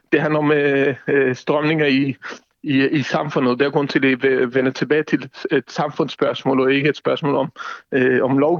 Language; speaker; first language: Danish; non-native, fluent; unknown